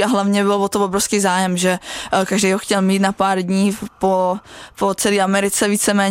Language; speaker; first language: Czech; native; Czech